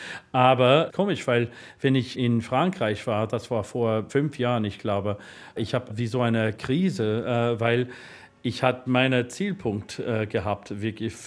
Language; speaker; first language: German; non-native, learner; English